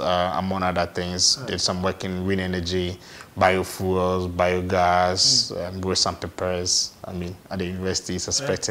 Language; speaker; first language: English; non-native, local second language; Akan